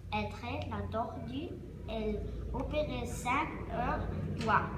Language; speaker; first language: French; non-native, learner; German